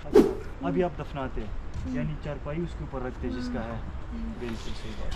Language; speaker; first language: Hindi; non-native, local second language; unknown